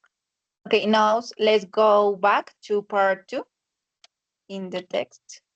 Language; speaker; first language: English; non-native, learner; Spanish